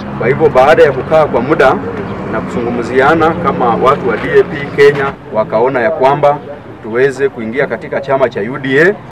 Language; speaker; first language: Swahili; non-native, local second language; Luyia